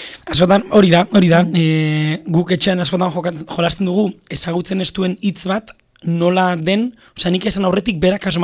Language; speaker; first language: Basque; native; Basque